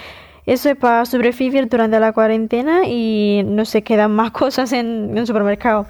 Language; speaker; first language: Spanish; non-native, fluent; Indonesian